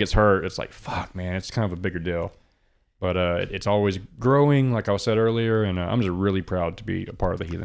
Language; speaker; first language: English; native; English